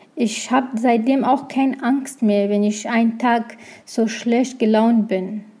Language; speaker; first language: German; non-native, learner; Arabic